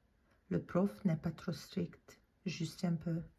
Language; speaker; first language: French; non-native, fluent; English